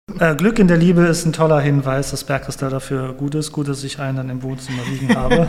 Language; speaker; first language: German; native; German